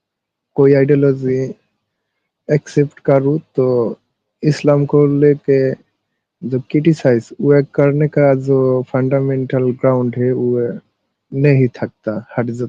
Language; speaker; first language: Hindi; non-native, learner; Bangla